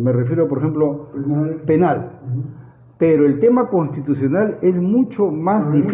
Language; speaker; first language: Spanish; native; Spanish